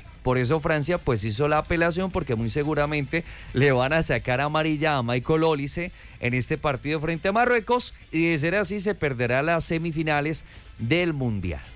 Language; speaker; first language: Spanish; native; Spanish